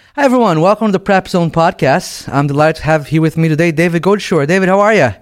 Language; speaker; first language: English; non-native, fluent; Portuguese